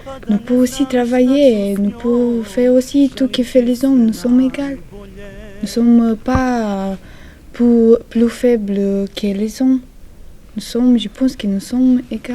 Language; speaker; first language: French; non-native, learner; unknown